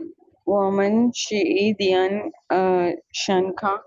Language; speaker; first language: Chinese; non-native, learner; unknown